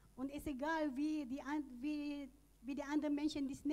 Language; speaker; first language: German; non-native, learner; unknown